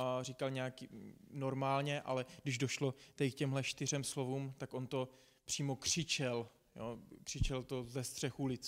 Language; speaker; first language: Czech; non-native, fluent; English